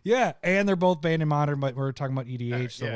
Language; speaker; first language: English; native; English